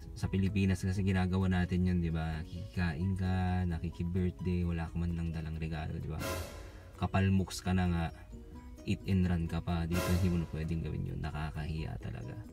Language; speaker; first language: Filipino; non-native, local second language; Iloko